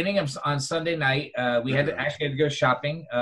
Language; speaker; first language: English; native; English